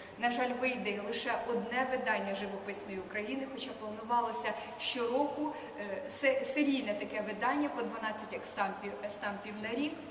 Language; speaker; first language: Ukrainian; native; Ukrainian